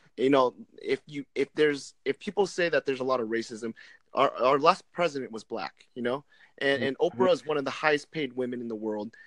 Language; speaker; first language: English; non-native, fluent; Vietnamese